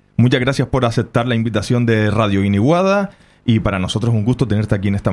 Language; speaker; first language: Spanish; native; Spanish